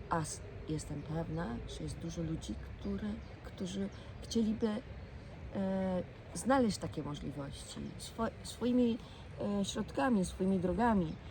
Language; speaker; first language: Polish; non-native, fluent; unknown